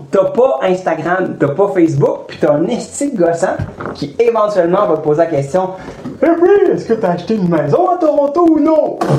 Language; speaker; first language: French; native; French